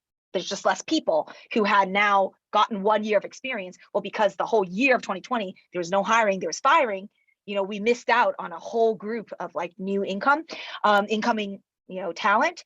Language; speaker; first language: English; early bilingual, other home language; Chinese